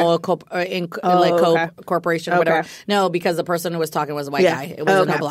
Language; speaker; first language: English; native; English